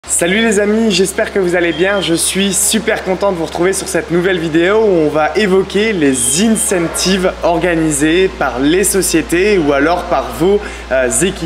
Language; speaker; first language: French; native; French